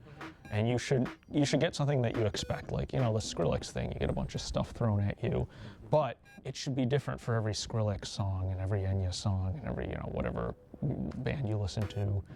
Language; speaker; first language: English; native; English